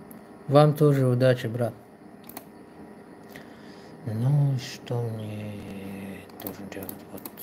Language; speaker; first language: Russian; non-native, learner; Tajik